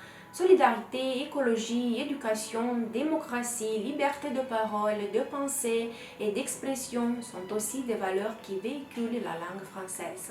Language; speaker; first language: French; non-native, fluent; Romanian